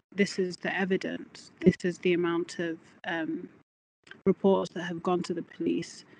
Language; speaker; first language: English; native; English